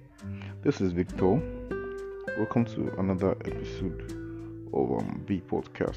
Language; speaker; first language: English; non-native, local second language; Yoruba